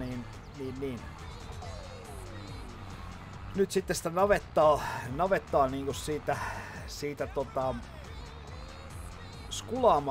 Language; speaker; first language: Finnish; native; Finnish